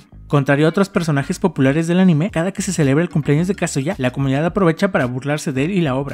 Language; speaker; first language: Spanish; native; Spanish